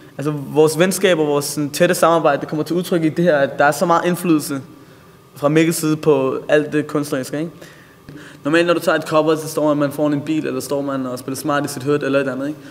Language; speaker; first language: Danish; early bilingual, other home language; Persian